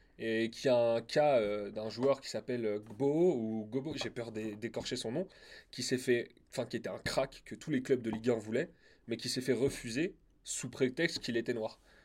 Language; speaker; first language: French; native; French